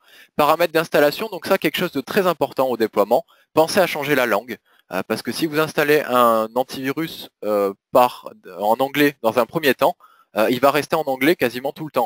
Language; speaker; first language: French; native; French